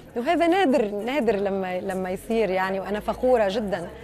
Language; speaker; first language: Arabic; native; Arabic